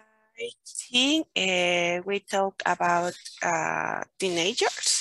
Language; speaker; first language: English; non-native, learner; Spanish